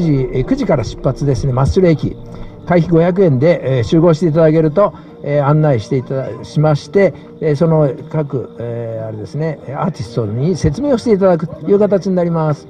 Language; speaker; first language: Japanese; native; Japanese